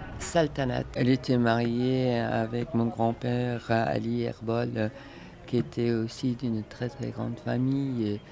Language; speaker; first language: French; non-native, fluent; Persian